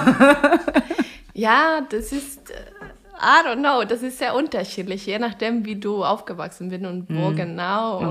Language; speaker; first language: German; non-native, fluent; Spanish